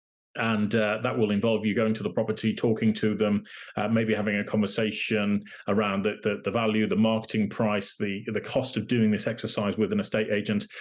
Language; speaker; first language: English; native; English